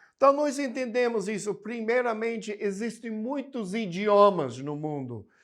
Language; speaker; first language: Portuguese; non-native, fluent; English